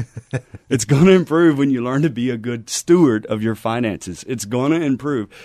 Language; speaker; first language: English; native; English